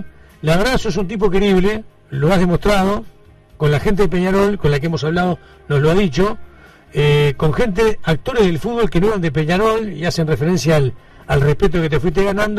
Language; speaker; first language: Spanish; native; Spanish